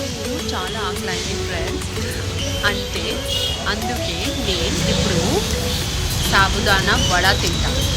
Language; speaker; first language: Telugu; non-native, local second language; Kannada